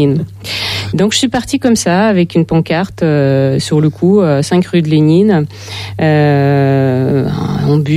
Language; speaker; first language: French; non-native, fluent; Russian